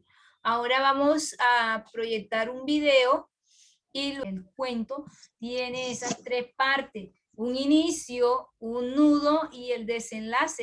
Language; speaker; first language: Spanish; native; Spanish